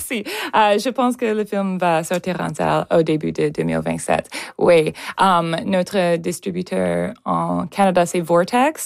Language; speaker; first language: French; non-native, local second language; English